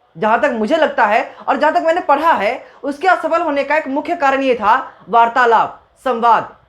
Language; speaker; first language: Hindi; non-native, local second language; Maithili